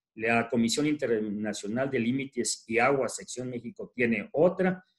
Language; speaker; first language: Spanish; native; Spanish